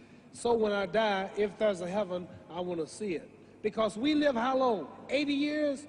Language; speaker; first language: English; native; English